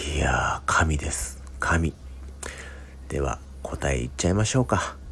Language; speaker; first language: Japanese; native; Japanese